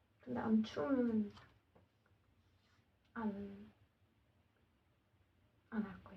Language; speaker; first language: Korean; non-native, learner; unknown